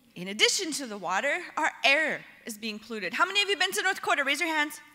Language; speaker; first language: English; native; English